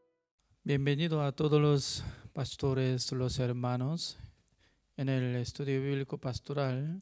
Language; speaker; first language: Spanish; non-native, fluent; Korean